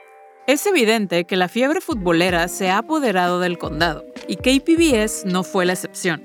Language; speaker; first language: Spanish; native; Spanish